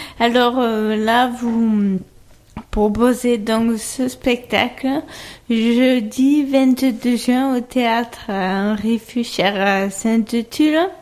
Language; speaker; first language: French; native; French